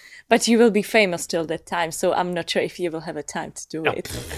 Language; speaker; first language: English; non-native, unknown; Czech